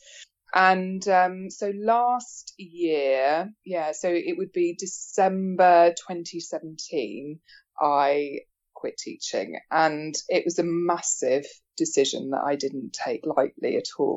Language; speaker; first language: English; native; English